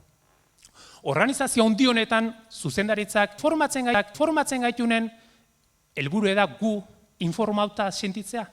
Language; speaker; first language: Basque; native; Basque